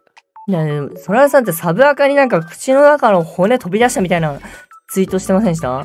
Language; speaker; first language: Japanese; native; Japanese